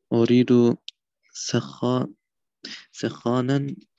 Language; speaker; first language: Arabic; non-native, learner; German